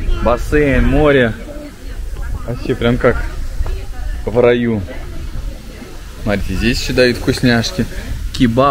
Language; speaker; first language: Russian; native; Russian